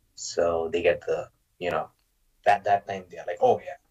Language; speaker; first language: English; non-native, local second language; Marathi